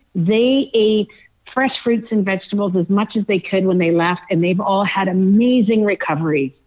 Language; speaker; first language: English; native; English